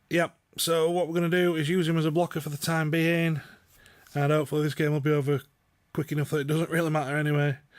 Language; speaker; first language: English; native; English